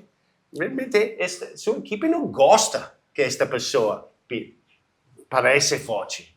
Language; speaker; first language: Portuguese; non-native, learner; English